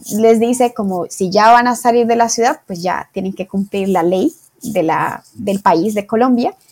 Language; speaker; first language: Spanish; native; Spanish